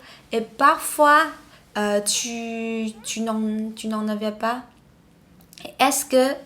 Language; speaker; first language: French; non-native, learner; Vietnamese